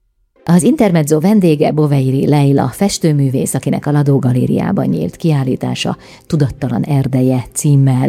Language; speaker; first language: Hungarian; native; Hungarian